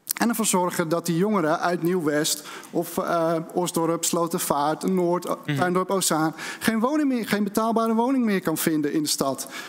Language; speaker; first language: Dutch; native; Dutch